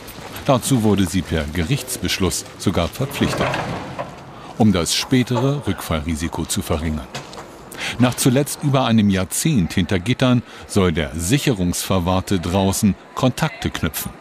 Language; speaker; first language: German; native; German